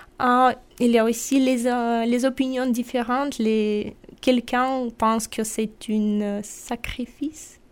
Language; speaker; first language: French; non-native, fluent; Russian